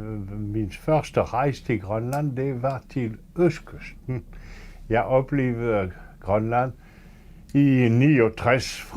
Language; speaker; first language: Danish; non-native, fluent; French